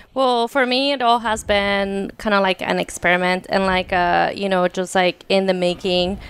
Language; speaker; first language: English; early bilingual, other home language; Spanish